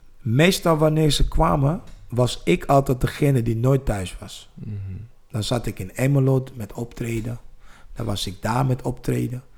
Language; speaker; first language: Dutch; non-native, fluent; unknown